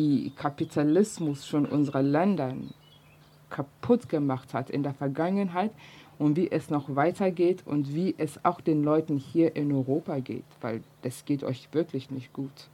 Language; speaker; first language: German; early bilingual, other home language; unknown